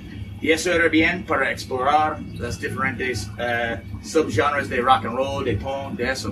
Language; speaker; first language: Spanish; non-native, learner; English